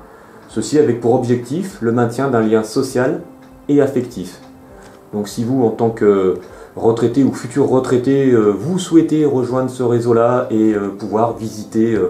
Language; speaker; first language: French; native; French